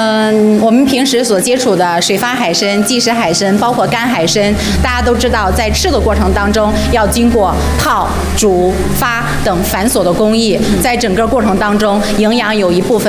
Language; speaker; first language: Chinese; native; Chinese